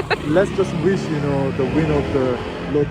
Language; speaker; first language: English; non-native, learner; Korean